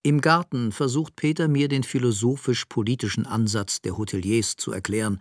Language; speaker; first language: German; native; German